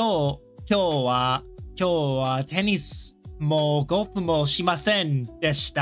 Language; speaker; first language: Japanese; non-native, learner; English